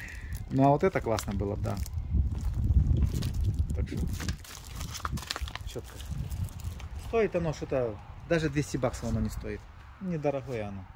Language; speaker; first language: Russian; native; Russian